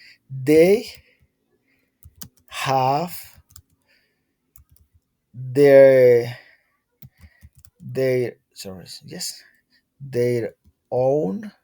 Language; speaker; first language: English; non-native, learner; Spanish